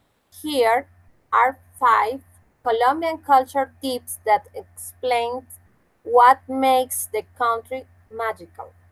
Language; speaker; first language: English; non-native, fluent; Spanish